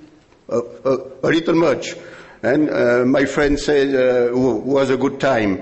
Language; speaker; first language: English; non-native, learner; French